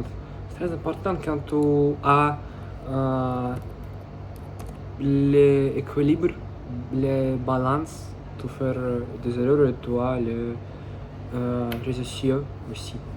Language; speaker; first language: French; non-native, learner; Russian